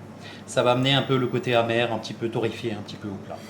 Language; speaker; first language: French; native; French